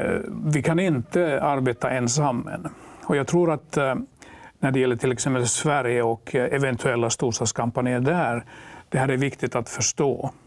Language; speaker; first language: Swedish; non-native, local second language; Finnish